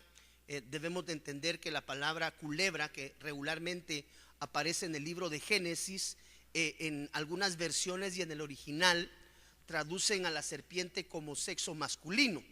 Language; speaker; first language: Spanish; native; Spanish